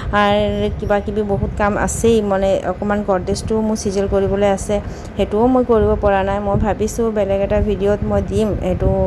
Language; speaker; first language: Assamese; native; Assamese